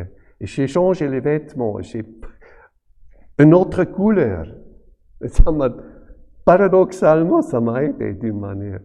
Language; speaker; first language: French; non-native, fluent; German